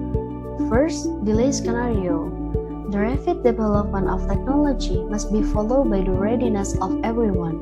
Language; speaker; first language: English; non-native, learner; Indonesian